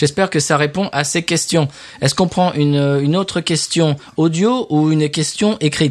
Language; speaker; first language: French; native; French